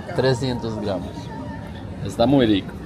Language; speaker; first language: Spanish; non-native, fluent; Swedish